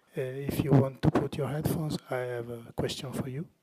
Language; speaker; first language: English; non-native, fluent; Italian